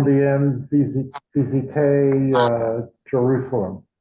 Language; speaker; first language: Spanish; non-native, learner; English